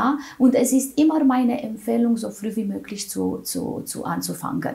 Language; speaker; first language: German; non-native, fluent; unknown